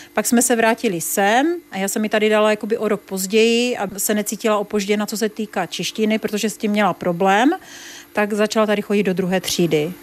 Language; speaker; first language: Czech; native; Czech